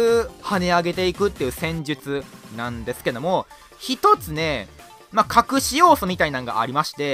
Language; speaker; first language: Japanese; native; Japanese